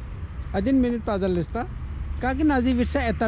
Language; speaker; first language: Russian; non-native, learner; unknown